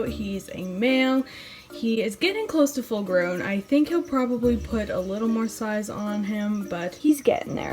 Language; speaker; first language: English; native; English